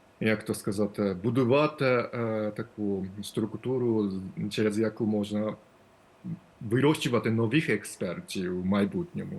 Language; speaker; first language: Ukrainian; non-native, fluent; Japanese